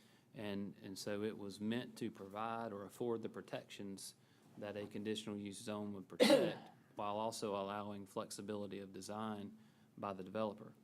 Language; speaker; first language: English; native; English